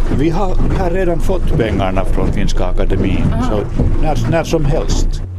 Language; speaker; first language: Swedish; non-native, local second language; Finnish